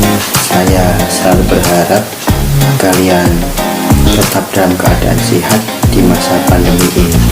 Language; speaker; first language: Indonesian; native; Indonesian